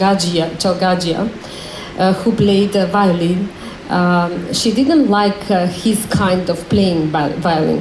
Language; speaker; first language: English; non-native, learner; Macedonian